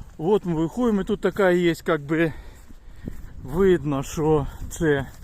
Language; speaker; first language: Ukrainian; non-native, local second language; Russian